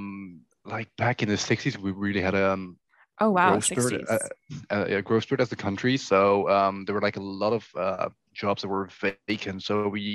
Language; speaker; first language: English; non-native, fluent; Dutch